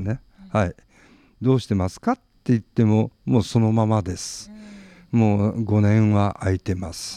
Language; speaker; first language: Japanese; native; Japanese